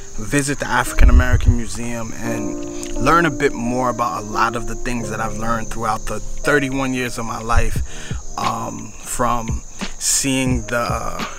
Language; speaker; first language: English; native; English